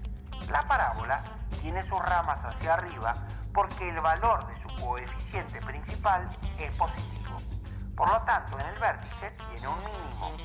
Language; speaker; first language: Spanish; native; Spanish